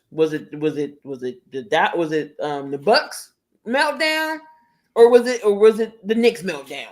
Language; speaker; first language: English; native; English